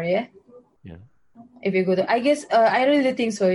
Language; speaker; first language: English; non-native, learner; Indonesian